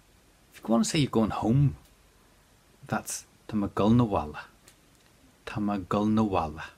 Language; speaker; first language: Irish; non-native, local second language; English